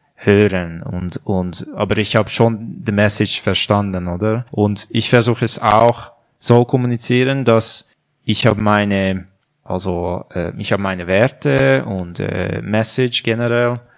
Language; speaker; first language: German; non-native, fluent; Hungarian